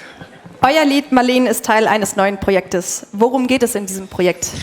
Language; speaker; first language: German; native; German